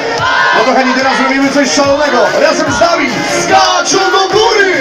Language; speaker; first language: Polish; native; Polish